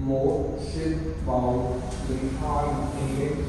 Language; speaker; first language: Vietnamese; non-native, learner; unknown